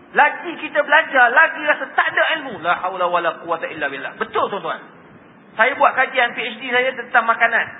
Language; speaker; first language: Malay; native; Malay